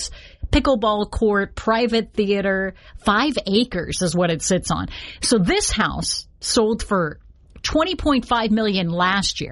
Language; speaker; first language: English; native; English